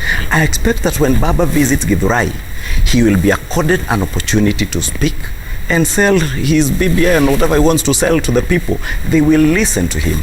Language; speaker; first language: English; non-native, local second language; Kikuyu